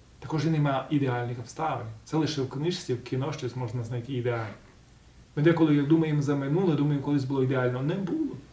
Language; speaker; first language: Ukrainian; native; Ukrainian